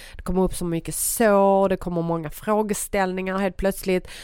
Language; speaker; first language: Swedish; early bilingual, other home language; Persian